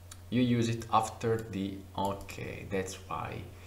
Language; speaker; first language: English; non-native, fluent; Italian